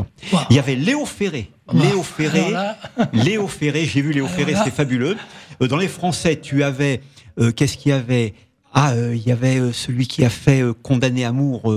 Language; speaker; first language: French; native; French